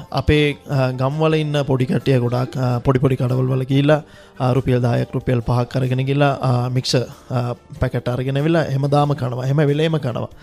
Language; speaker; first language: Sinhala; non-native, local second language; Tamil